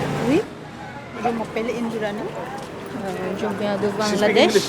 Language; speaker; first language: French; non-native, learner; Bangla